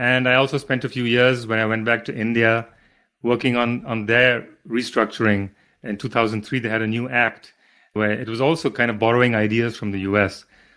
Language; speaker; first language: English; non-native, local second language; Hindi